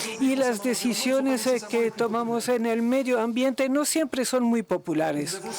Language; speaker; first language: Spanish; non-native, fluent; Luxembourgish